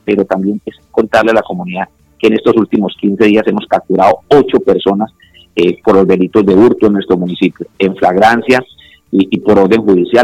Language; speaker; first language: Spanish; native; Spanish